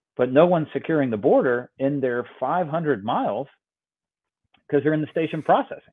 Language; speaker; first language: English; native; English